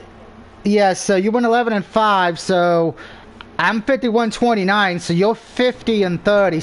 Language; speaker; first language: English; native; English